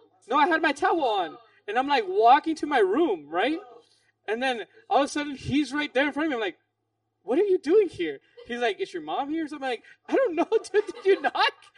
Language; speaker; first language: English; early bilingual, other home language; Spanish